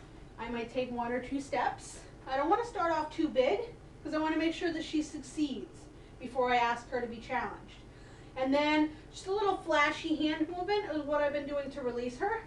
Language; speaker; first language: English; native; English